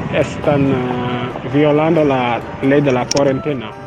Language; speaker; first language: Spanish; non-native, learner; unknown